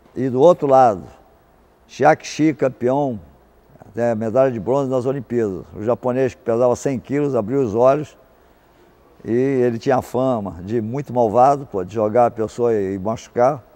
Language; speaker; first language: Portuguese; native; Portuguese